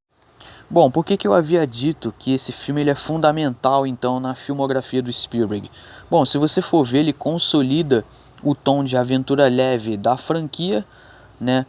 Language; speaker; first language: Portuguese; native; Portuguese